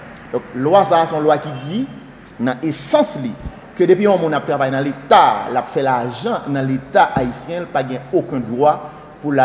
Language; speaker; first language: French; non-native, local second language; Haitian Creole